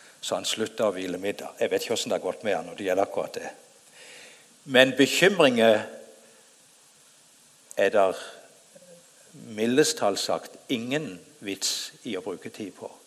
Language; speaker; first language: Norwegian; native; Norwegian